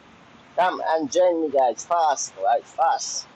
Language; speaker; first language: English; non-native, learner; Nepali